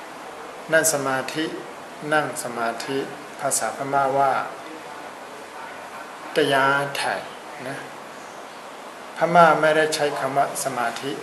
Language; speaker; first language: Thai; non-native, fluent; Burmese